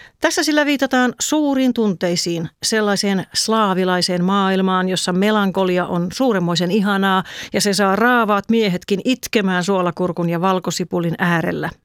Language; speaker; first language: Finnish; native; Finnish